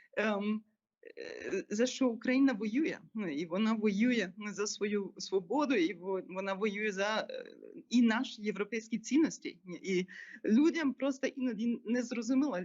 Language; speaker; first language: Ukrainian; non-native, fluent; German